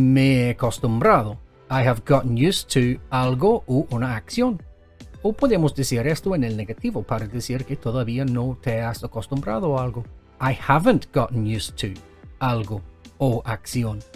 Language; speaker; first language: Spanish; non-native, fluent; English